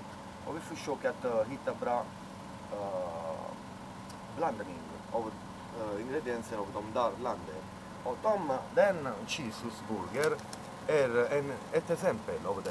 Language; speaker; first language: Swedish; non-native, learner; Italian